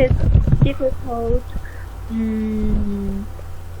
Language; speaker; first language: English; non-native, learner; Chinese